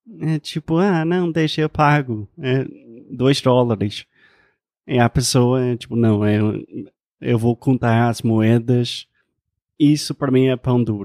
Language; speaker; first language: Portuguese; non-native, fluent; English